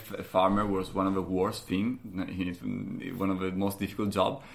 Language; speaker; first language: English; non-native, fluent; Italian